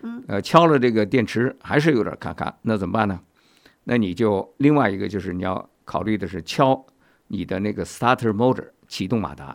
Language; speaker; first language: Chinese; native; Chinese